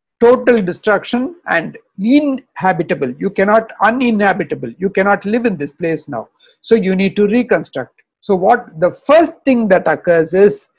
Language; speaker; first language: English; non-native, local second language; Tamil